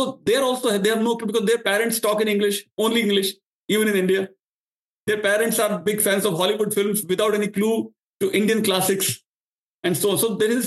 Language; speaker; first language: English; non-native, local second language; Marwari